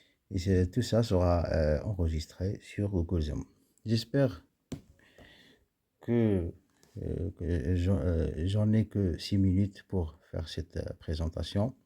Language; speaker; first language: French; non-native, local second language; Arabic